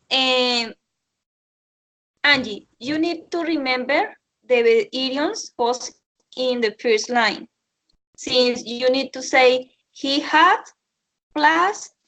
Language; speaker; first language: English; non-native, learner; Spanish